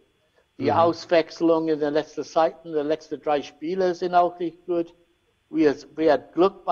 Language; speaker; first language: German; non-native, learner; English